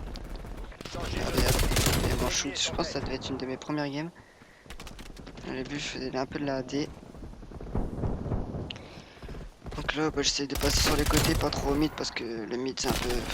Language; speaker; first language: French; native; French